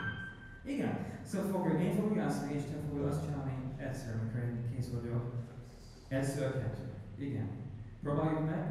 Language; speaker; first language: Hungarian; non-native, learner; English